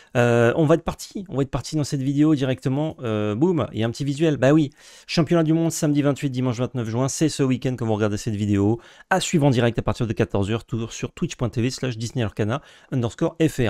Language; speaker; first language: French; native; French